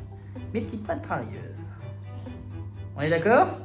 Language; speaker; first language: French; native; French